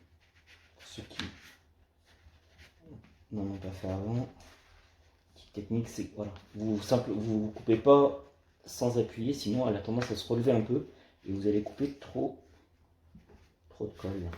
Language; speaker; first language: French; native; French